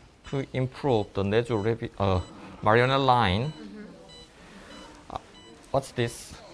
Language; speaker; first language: English; non-native, fluent; Korean